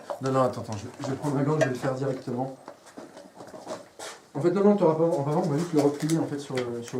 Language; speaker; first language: French; native; French